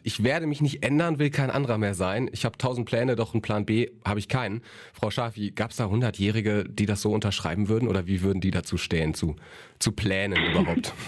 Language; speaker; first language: German; native; German